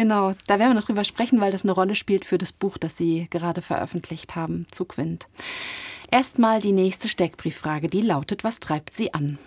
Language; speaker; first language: German; native; German